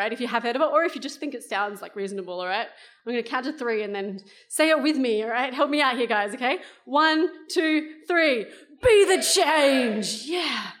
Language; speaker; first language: English; native; English